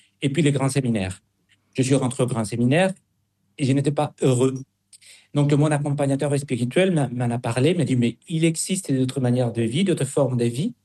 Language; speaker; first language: French; non-native, fluent; Spanish